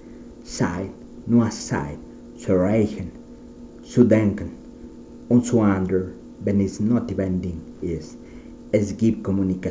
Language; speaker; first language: German; non-native, learner; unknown